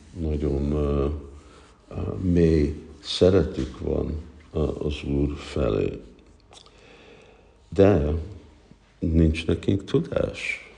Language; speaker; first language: Hungarian; early bilingual, heritage; Hungarian